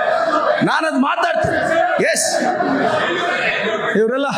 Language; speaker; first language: Kannada; native; Kannada